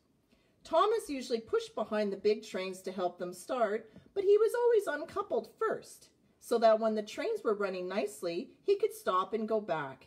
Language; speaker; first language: English; native; English